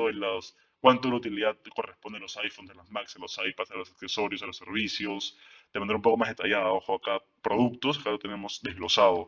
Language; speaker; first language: Spanish; native; Spanish